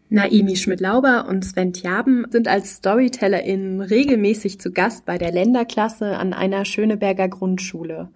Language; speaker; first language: German; native; German